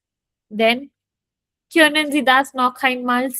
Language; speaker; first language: German; non-native, fluent; Hindi